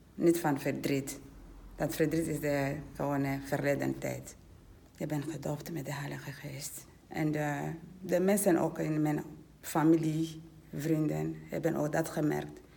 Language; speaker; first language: Dutch; non-native, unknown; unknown